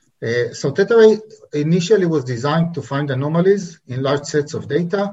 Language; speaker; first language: English; non-native, fluent; Hebrew